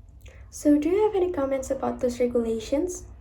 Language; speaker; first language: English; non-native, learner; Indonesian